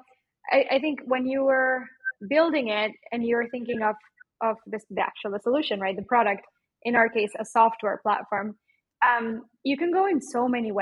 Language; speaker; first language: English; non-native, fluent; Spanish